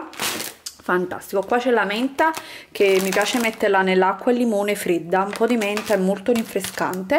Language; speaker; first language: Italian; native; Italian